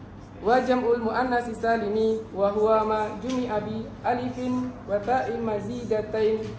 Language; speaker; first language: Arabic; non-native, fluent; Indonesian